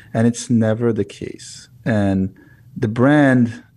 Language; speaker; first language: English; non-native, fluent; Hebrew